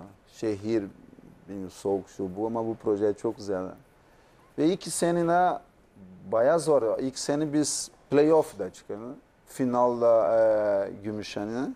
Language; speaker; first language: Turkish; non-native, learner; Portuguese